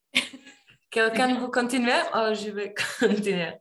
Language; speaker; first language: French; non-native, learner; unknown